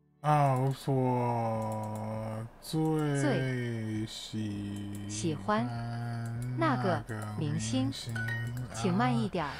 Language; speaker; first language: Chinese; non-native, learner; English